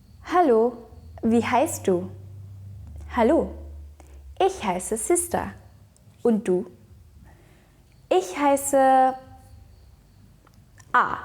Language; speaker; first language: German; non-native, fluent; Indonesian